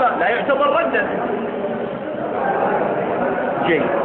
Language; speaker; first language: Arabic; native; Arabic